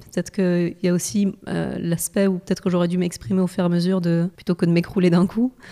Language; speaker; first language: French; non-native, fluent; Russian